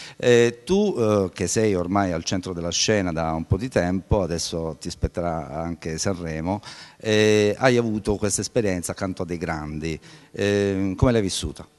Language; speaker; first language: Italian; native; Italian